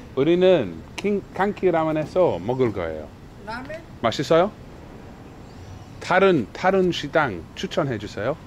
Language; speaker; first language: Korean; non-native, learner; English